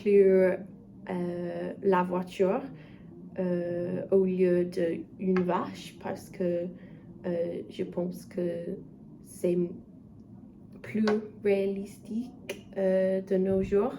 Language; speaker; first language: French; non-native, learner; English